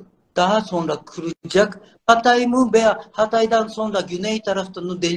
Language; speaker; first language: Turkish; non-native, learner; Japanese